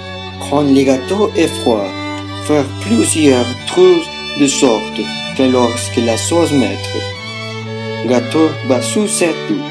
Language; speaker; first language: French; non-native, learner; Spanish